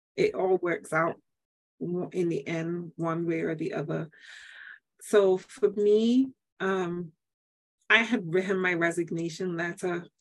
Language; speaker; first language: English; native; English